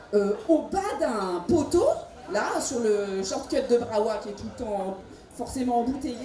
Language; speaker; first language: French; native; French